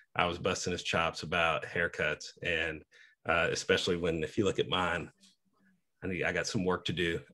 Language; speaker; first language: English; native; English